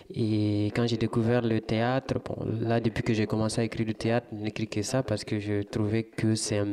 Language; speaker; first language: French; non-native, local second language; Fula